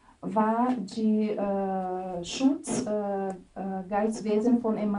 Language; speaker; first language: German; non-native, fluent; Portuguese